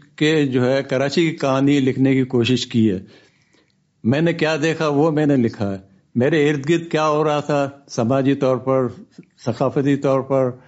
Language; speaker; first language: Urdu; non-native, local second language; Baluchi